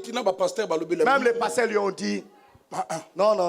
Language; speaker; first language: French; non-native, local second language; Lingala